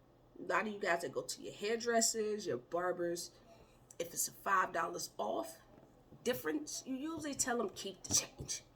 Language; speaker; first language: English; native; English